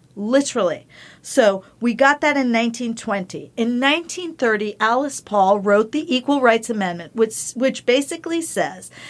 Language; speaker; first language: English; early bilingual, other home language; Spanish